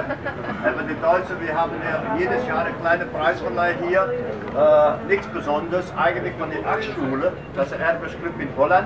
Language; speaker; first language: German; non-native, learner; Dutch